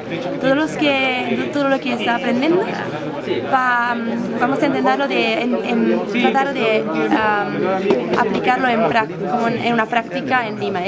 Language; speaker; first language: Spanish; non-native, fluent; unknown